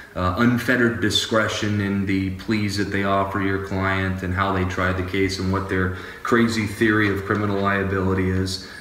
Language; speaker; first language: English; native; English